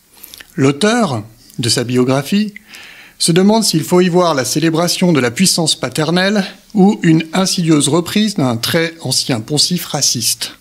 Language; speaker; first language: French; native; French